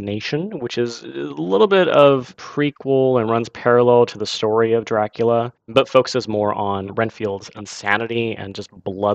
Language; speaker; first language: English; native; English